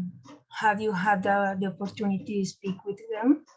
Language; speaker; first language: English; non-native, learner; Spanish